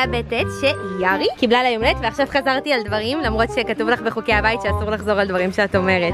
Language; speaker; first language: Hebrew; native; Hebrew